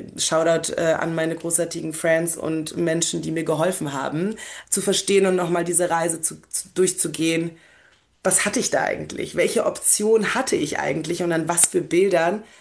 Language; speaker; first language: German; early bilingual, other home language; Polish